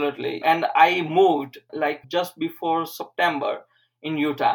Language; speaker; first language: English; non-native, local second language; Gujarati